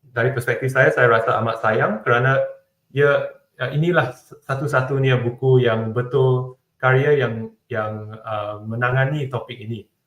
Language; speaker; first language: Malay; non-native, local second language; Chinese